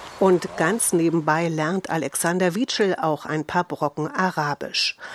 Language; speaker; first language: German; native; German